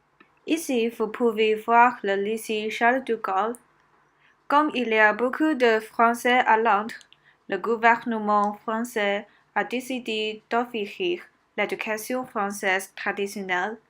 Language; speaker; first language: French; non-native, learner; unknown